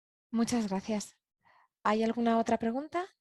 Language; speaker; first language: Spanish; native; Spanish